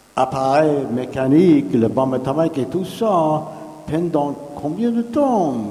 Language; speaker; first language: French; non-native, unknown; English